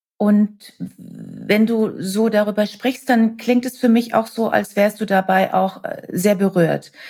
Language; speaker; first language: German; native; German